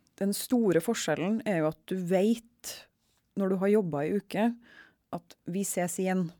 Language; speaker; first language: Norwegian; native; Norwegian